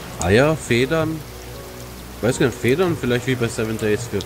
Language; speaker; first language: German; native; German